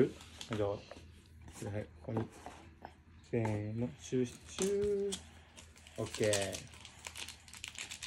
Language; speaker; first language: Japanese; native; Japanese